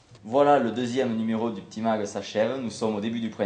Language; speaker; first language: French; native; French